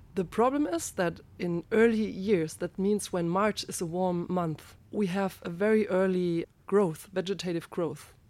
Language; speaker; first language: English; non-native, fluent; German